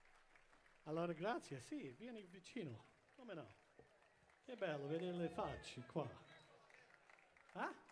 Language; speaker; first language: Italian; early bilingual, heritage; English